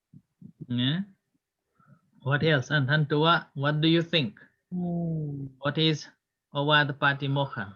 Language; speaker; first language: English; non-native, fluent; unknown